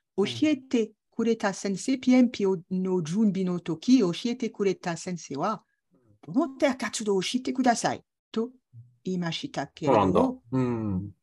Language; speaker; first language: Japanese; non-native, learner; French